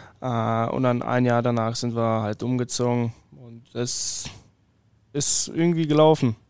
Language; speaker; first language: German; early bilingual, other home language; Polish